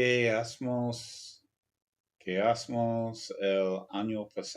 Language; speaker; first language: Spanish; non-native, learner; English